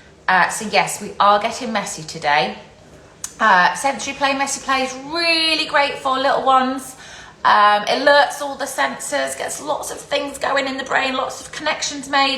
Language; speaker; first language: English; native; English